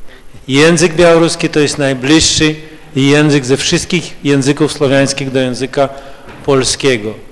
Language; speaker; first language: Polish; early bilingual, heritage; Russian